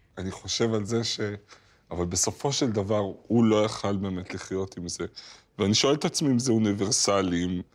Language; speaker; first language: Hebrew; native; Hebrew